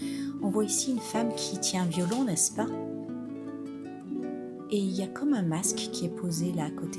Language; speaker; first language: French; native; French